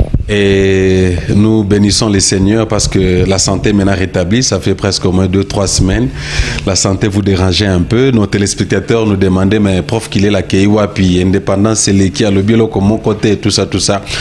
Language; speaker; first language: French; non-native, local second language; Lingala